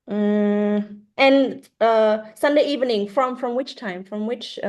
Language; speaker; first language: English; non-native, fluent; Vietnamese